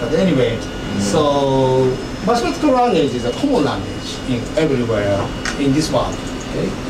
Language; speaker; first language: English; non-native, fluent; Japanese